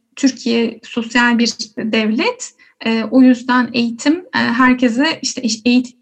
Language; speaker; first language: Turkish; native; Turkish